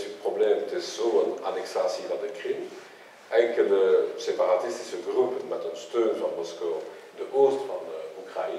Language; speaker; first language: Dutch; non-native, local second language; French